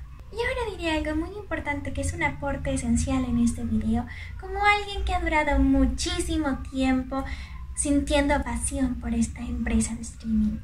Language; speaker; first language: Spanish; native; Spanish